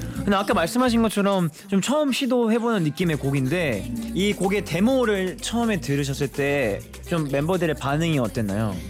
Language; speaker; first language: Korean; early bilingual, heritage; Korean